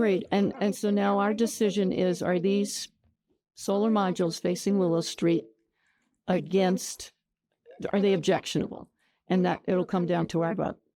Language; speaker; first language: English; native; English